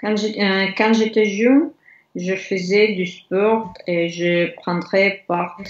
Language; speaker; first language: French; non-native, learner; Russian